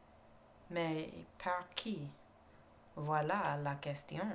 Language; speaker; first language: French; non-native, learner; English